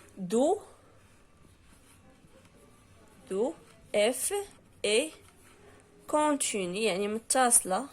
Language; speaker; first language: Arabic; native; Arabic